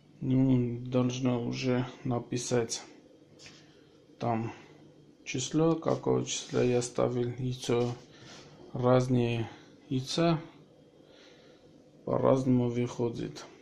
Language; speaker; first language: Russian; non-native, local second language; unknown